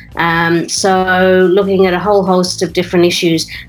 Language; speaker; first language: English; native; English